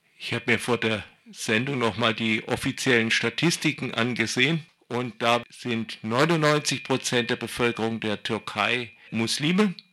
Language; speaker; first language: German; native; German